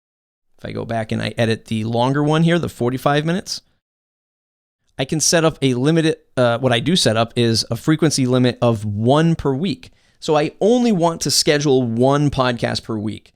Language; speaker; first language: English; native; English